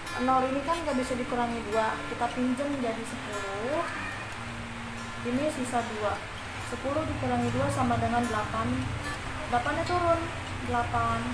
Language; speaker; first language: Indonesian; native; Indonesian